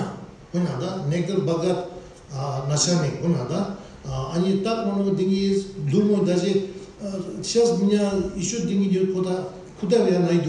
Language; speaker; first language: Russian; non-native, learner; Tibetan